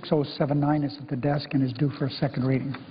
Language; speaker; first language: English; native; English